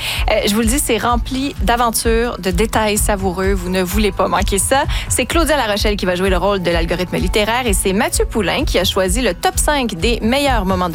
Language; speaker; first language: French; native; French